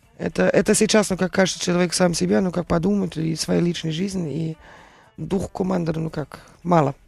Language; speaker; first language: Russian; non-native, learner; German